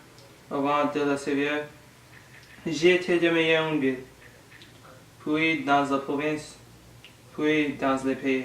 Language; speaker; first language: French; non-native, learner; English